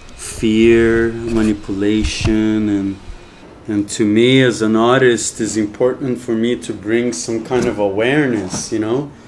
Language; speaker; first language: English; non-native, fluent; Portuguese